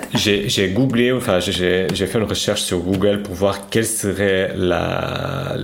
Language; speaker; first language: French; non-native, fluent; Portuguese